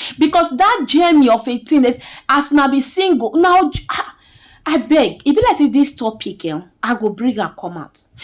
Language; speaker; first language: Nigerian Pidgin; native; Nigerian Pidgin